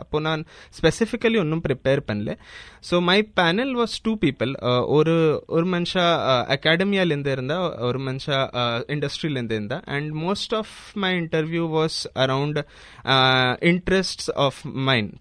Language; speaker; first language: Tamil; early bilingual, heritage; Tamil